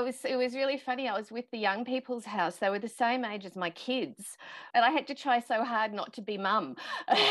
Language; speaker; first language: English; native; English